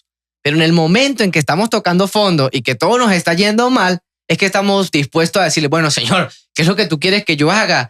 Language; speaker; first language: Spanish; native; Spanish